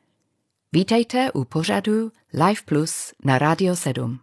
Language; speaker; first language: Czech; non-native, learner; English